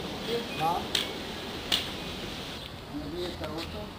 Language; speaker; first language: Hebrew; non-native, fluent; Polish